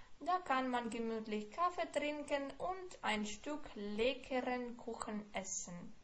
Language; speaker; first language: German; non-native, fluent; Ukrainian